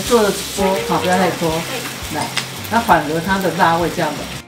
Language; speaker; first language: Chinese; native; Chinese